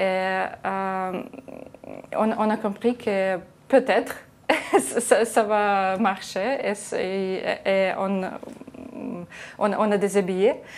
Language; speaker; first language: French; non-native, learner; Ukrainian